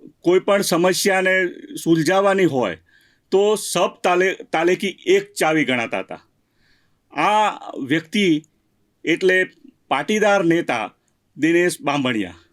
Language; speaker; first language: Gujarati; native; Gujarati